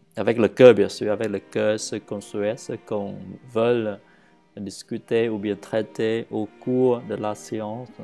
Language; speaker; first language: French; non-native, fluent; Vietnamese